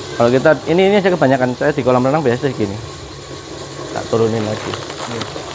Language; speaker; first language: Indonesian; non-native, local second language; Javanese